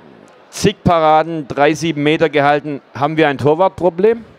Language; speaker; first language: German; native; German